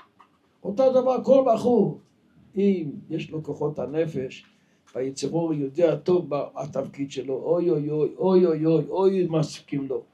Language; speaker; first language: Hebrew; non-native, local second language; Yiddish